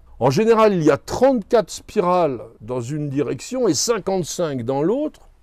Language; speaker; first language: French; native; French